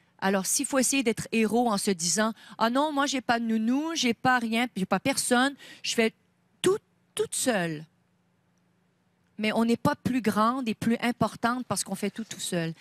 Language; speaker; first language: French; native; French